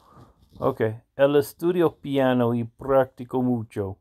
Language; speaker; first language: Spanish; non-native, learner; English